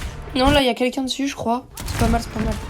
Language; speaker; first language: French; native; French